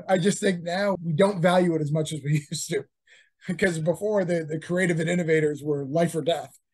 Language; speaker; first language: English; native; English